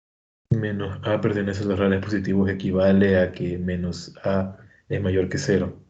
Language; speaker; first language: Spanish; native; Spanish